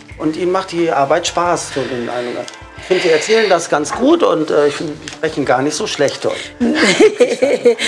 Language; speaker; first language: German; native; German